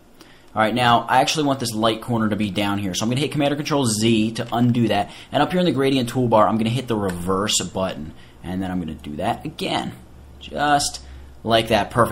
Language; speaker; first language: English; native; English